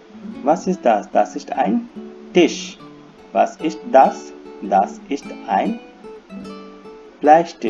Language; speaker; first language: German; non-native, fluent; Hindi